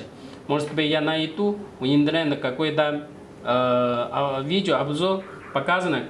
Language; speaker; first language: Russian; non-native, learner; Chinese